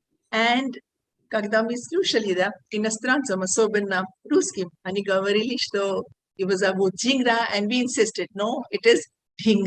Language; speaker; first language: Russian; non-native, fluent; Hindi